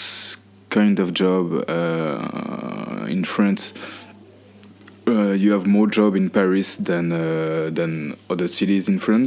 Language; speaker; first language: English; non-native, fluent; French